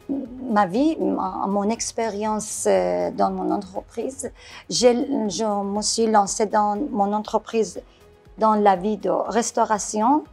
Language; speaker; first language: French; non-native, fluent; Persian